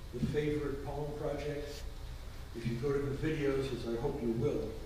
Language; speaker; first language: English; native; English